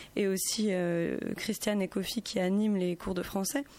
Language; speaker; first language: French; native; French